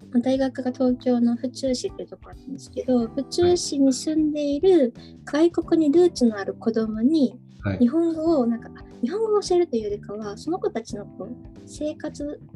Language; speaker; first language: Japanese; native; Japanese